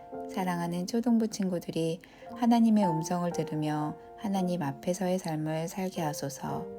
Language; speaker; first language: Korean; native; Korean